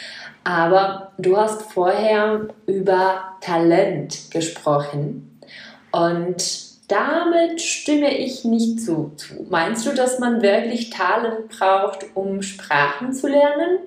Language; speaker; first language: German; non-native, fluent; Czech